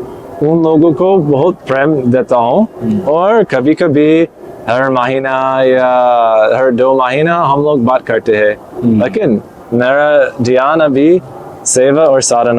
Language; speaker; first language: Hindi; non-native, learner; English